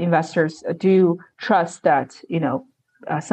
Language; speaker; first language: English; non-native, fluent; Chinese